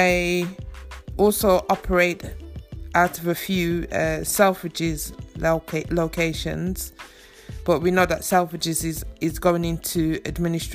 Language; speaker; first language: English; native; English